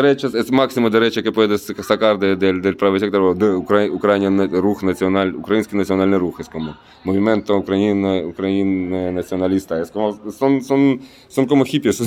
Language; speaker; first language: Spanish; non-native, fluent; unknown